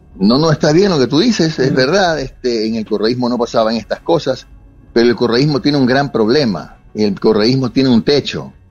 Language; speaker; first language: Spanish; native; Spanish